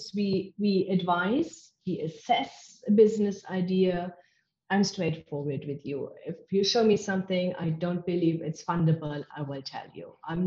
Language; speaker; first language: English; non-native, fluent; German